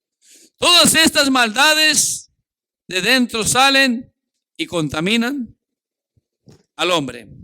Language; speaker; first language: Spanish; native; Spanish